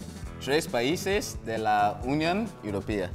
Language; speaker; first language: Spanish; non-native, learner; Dutch